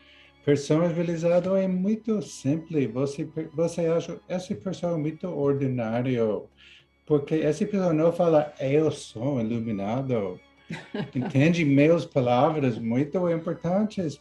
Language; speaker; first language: Portuguese; non-native, learner; English